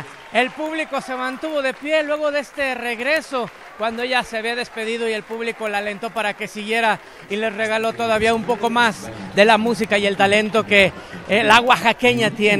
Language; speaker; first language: Spanish; native; Spanish